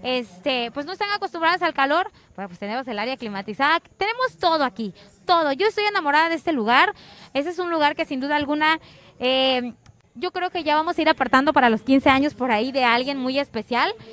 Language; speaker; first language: Spanish; native; Spanish